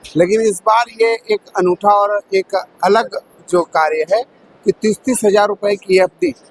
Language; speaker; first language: Hindi; native; Hindi